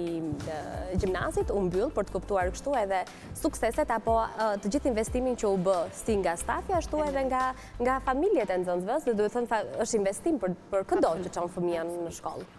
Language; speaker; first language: Albanian; native; Albanian